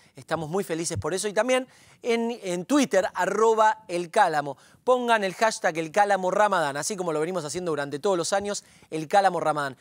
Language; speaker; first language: Spanish; native; Spanish